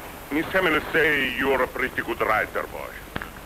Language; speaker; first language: English; non-native, fluent; Italian